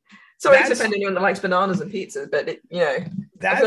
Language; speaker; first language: English; native; English